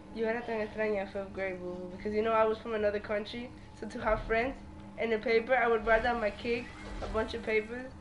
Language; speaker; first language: English; early bilingual, other home language; Spanish